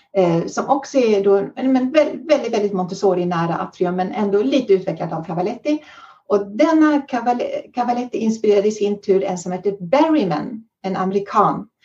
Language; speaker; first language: Swedish; early bilingual, heritage; Swedish